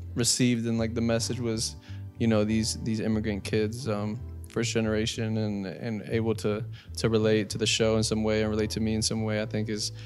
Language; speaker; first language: English; native; English